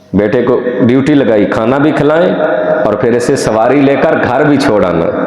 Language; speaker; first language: Urdu; non-native, local second language; Punjabi